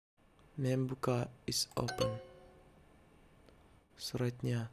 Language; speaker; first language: English; non-native, learner; Russian